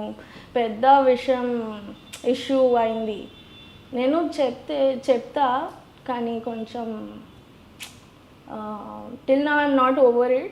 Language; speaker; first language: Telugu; non-native, learner; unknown